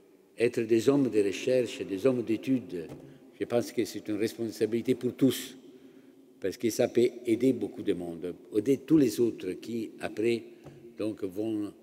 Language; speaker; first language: French; non-native, fluent; Italian